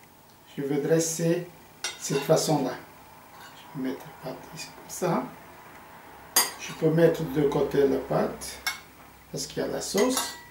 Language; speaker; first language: French; non-native, fluent; Portuguese